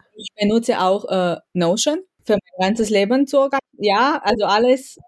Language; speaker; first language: German; non-native, fluent; Romanian